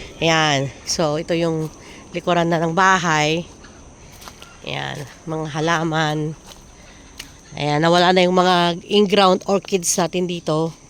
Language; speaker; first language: Filipino; non-native, local second language; Iloko